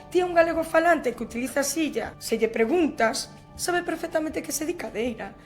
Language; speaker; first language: Galician; non-native, local second language; Spanish